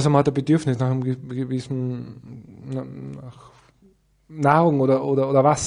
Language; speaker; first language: German; native; German